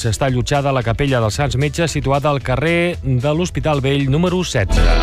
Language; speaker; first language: Catalan; native; Catalan